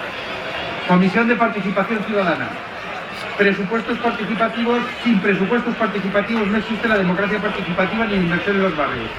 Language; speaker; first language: Spanish; native; Spanish